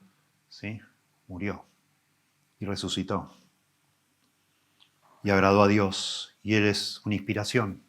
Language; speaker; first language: Spanish; native; Spanish